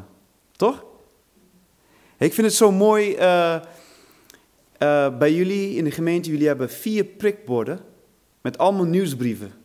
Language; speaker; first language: Dutch; non-native, fluent; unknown